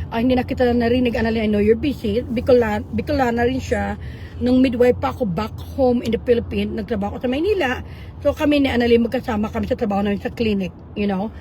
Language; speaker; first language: Filipino; native; Filipino